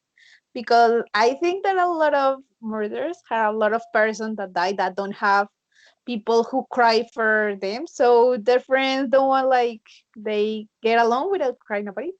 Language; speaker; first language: English; non-native, learner; Spanish